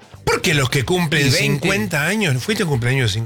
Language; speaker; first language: Spanish; native; Spanish